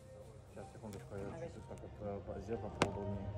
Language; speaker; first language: Russian; native; Russian